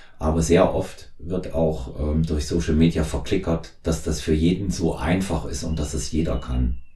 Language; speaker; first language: German; native; German